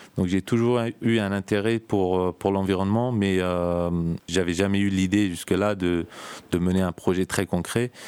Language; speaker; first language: French; early bilingual, other home language; Turkish